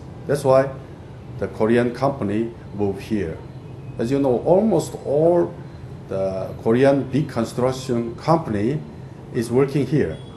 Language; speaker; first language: English; non-native, fluent; Korean